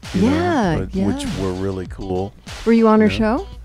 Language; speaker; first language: English; native; English